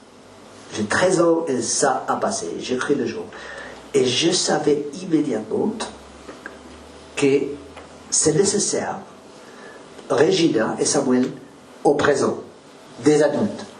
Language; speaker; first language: French; non-native, learner; Spanish